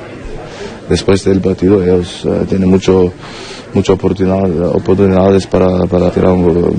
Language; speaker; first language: Spanish; non-native, learner; German